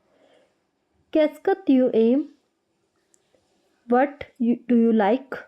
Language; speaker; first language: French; non-native, learner; Hindi